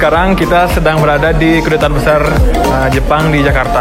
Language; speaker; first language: Indonesian; native; Indonesian